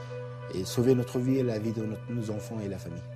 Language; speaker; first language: French; non-native, learner; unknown